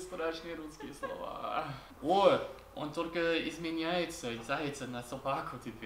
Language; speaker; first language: Russian; non-native, learner; English